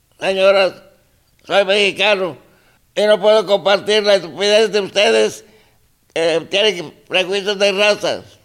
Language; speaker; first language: Spanish; non-native, local second language; Zapotec